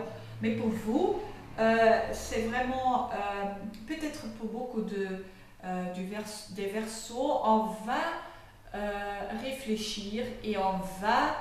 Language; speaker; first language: French; non-native, fluent; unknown